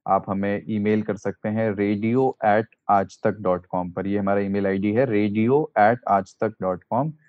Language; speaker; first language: Hindi; native; Hindi